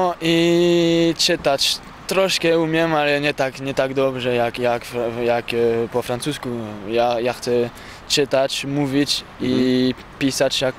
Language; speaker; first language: Polish; early bilingual, heritage; French